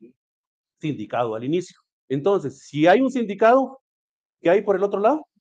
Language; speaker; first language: Spanish; native; Spanish